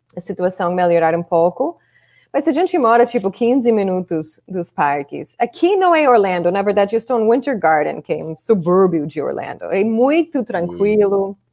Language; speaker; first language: Portuguese; non-native, fluent; English